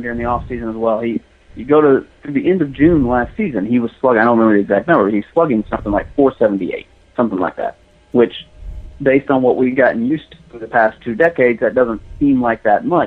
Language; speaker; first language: English; native; English